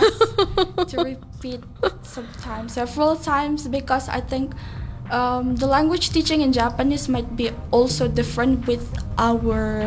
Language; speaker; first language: English; non-native, fluent; Indonesian